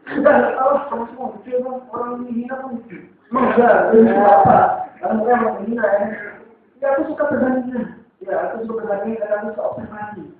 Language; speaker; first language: Indonesian; native; Indonesian